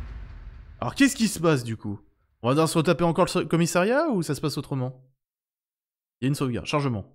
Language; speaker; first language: French; native; French